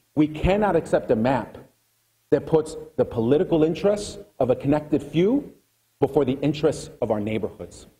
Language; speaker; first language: English; early bilingual, other home language; Spanish